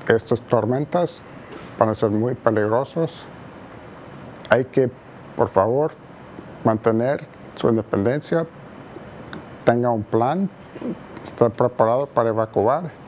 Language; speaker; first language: Spanish; non-native, fluent; English